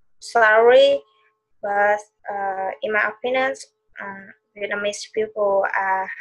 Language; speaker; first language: English; non-native, learner; Vietnamese